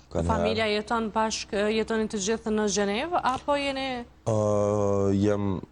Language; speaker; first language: Albanian; native; Albanian